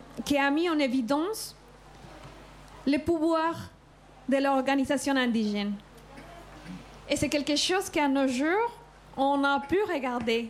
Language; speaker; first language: French; non-native, fluent; Spanish